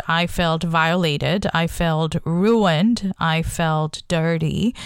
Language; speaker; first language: English; non-native, local second language; Bangla